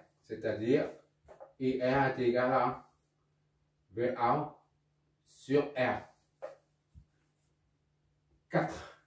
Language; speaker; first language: French; non-native, local second language; Arabic